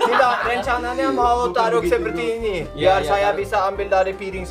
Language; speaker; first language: Indonesian; non-native, learner; Norwegian